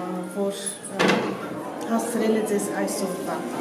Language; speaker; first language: Armenian; native; Armenian